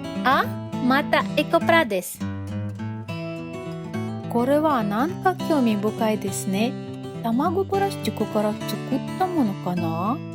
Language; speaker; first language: Japanese; non-native, learner; Russian